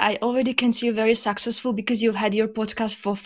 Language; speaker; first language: English; non-native, fluent; Slovak